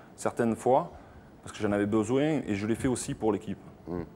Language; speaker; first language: French; native; French